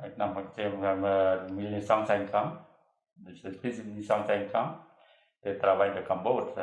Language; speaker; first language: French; non-native, learner; Khmer